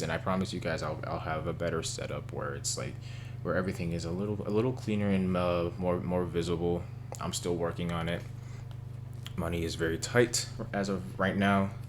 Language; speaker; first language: English; native; English